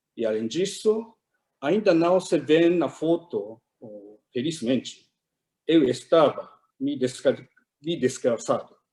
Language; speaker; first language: Portuguese; non-native, fluent; Japanese